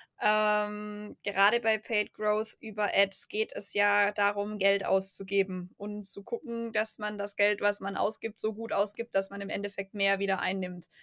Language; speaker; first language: German; native; German